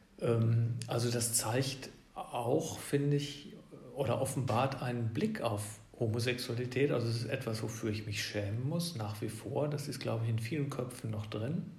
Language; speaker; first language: German; native; German